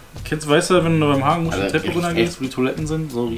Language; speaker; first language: German; native; German